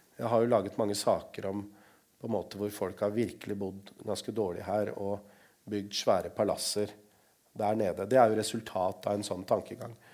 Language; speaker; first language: Norwegian; early bilingual, other home language; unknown